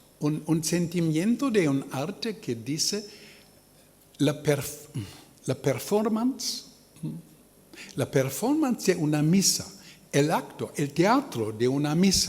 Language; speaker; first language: Spanish; non-native, learner; German